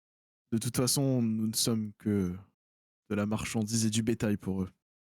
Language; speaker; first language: French; native; French